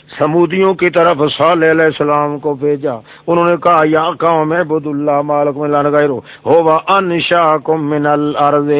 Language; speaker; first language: Urdu; non-native, local second language; Saraiki